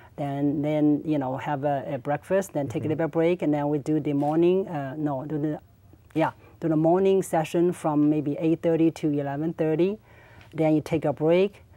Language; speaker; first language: English; non-native, learner; Chinese